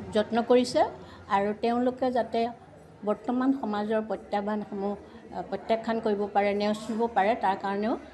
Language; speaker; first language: Assamese; native; Assamese